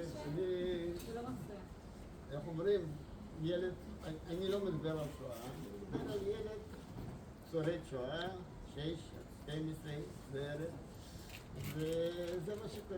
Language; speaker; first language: Hebrew; non-native, fluent; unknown